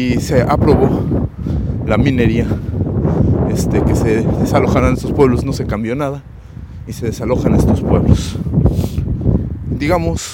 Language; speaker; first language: Spanish; native; Spanish